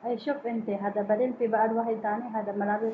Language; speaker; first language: Arabic; non-native, learner; Filipino